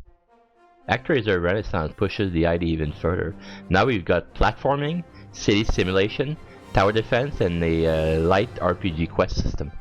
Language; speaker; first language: English; native; English